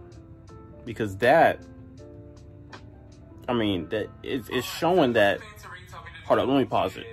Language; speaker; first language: English; native; English